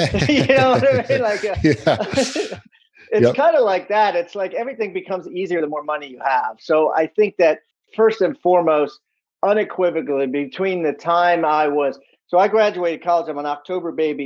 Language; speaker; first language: English; native; English